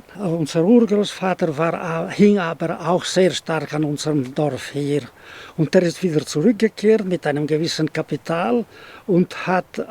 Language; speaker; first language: German; non-native, local second language; Italian